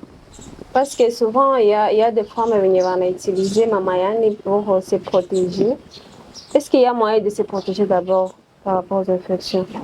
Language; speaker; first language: French; non-native, local second language; Swahili